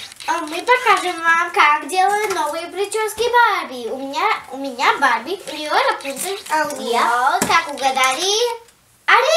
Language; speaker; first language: Russian; early bilingual, heritage; Russian